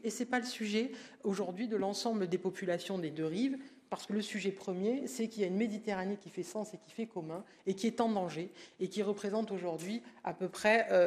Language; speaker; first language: French; native; French